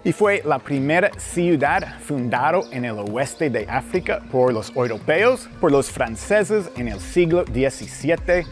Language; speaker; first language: Spanish; non-native, fluent; English